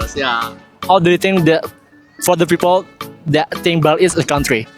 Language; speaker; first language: English; non-native, fluent; Indonesian